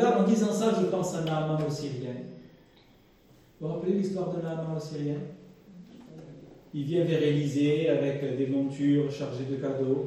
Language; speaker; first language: French; native; French